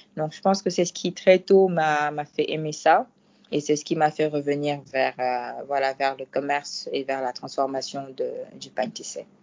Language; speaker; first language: French; non-native, local second language; Fula